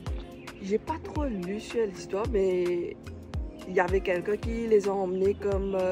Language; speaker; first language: French; non-native, local second language; Morisyen